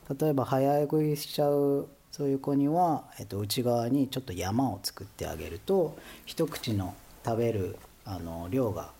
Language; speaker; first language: Japanese; native; Japanese